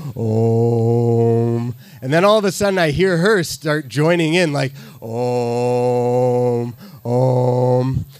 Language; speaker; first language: English; native; English